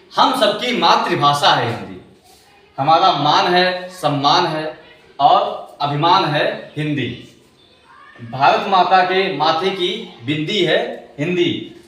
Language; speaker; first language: Hindi; native; Hindi